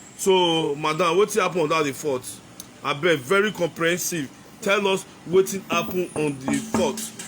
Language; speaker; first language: Nigerian Pidgin; non-native, local second language; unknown